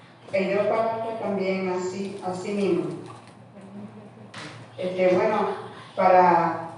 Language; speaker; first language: Spanish; non-native, local second language; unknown